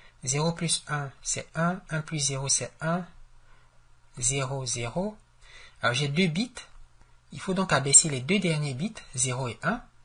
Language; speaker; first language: French; native; French